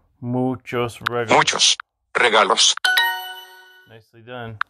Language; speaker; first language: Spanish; non-native, learner; English